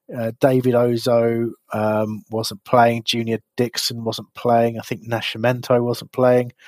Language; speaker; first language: English; native; English